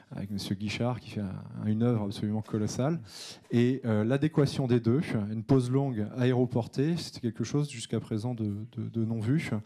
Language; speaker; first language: French; native; French